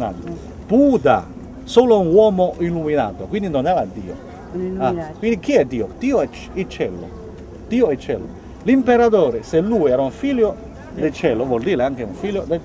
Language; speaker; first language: Italian; non-native, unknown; Chinese